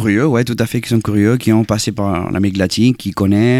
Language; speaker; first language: French; non-native, fluent; Spanish